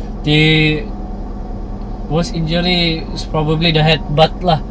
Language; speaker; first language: English; non-native, local second language; Malay